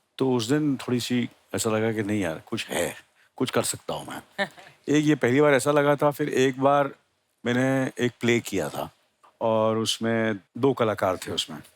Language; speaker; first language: Hindi; native; Hindi